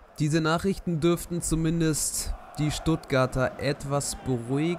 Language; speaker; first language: German; native; German